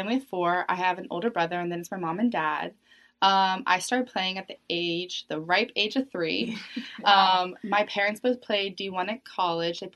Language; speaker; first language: English; native; English